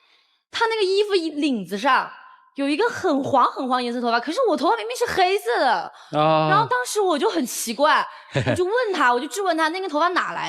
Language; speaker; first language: Chinese; native; Chinese